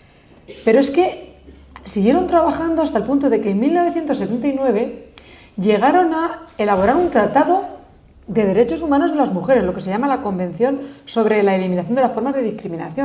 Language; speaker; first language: Spanish; native; Spanish